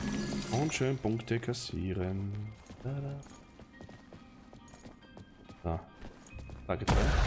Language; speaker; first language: German; native; German